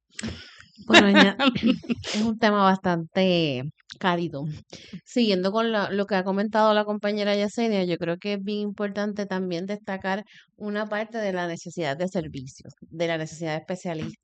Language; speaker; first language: Spanish; native; Spanish